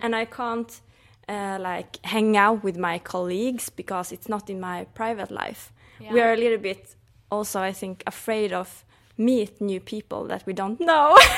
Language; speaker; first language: English; non-native, fluent; Swedish